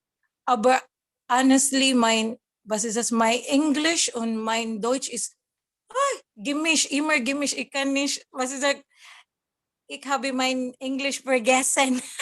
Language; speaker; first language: German; non-native, learner; Cebuano